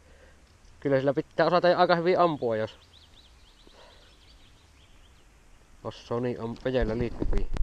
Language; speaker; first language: Finnish; native; Finnish